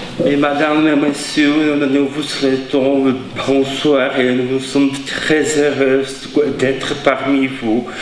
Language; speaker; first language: French; non-native, fluent; Czech